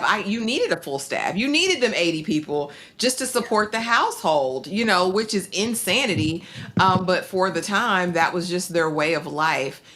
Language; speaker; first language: English; native; English